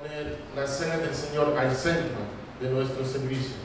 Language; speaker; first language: Spanish; non-native, fluent; Russian